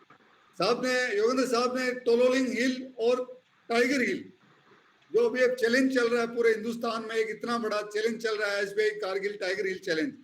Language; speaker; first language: Hindi; native; Hindi